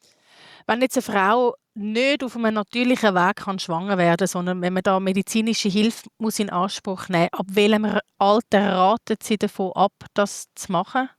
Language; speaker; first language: German; native; German